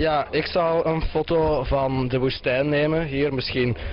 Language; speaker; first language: Dutch; native; Dutch